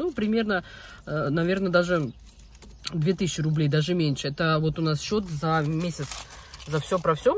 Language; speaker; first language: Russian; native; Russian